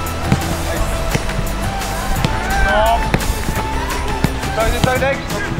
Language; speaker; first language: Japanese; native; Japanese